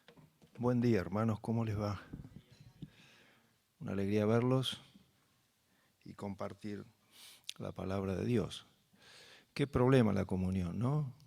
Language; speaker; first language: Spanish; native; Spanish